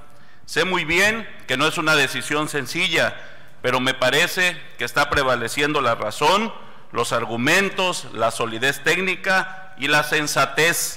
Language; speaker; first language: Spanish; native; Spanish